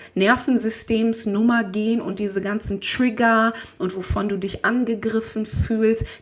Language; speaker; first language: German; native; German